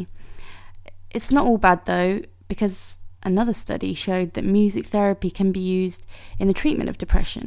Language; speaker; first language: English; native; English